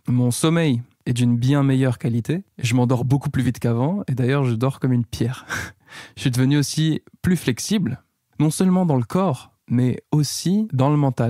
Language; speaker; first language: French; native; French